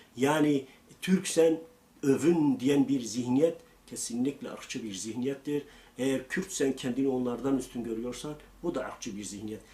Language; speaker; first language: Turkish; non-native, local second language; Kurdish